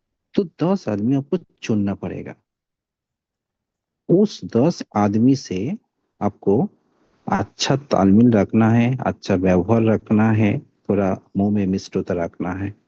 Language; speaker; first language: Hindi; non-native, local second language; Bangla